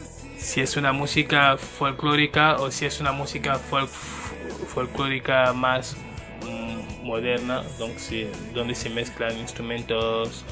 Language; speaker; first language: Spanish; non-native, fluent; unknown